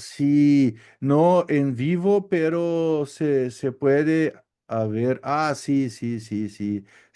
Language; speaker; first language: Spanish; non-native, learner; Portuguese